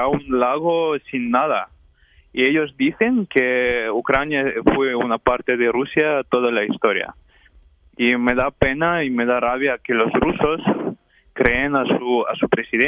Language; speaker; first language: Spanish; non-native, fluent; Ukrainian